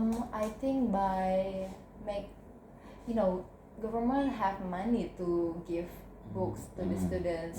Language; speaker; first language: English; non-native, learner; Indonesian